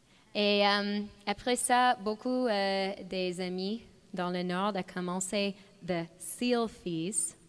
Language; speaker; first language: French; non-native, fluent; English